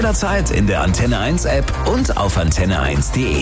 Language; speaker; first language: German; native; German